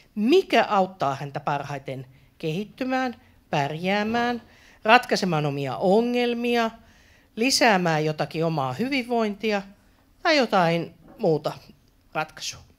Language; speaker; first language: Finnish; native; Finnish